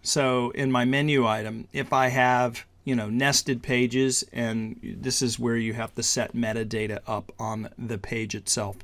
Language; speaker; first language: English; native; English